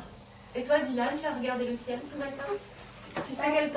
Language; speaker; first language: French; native; French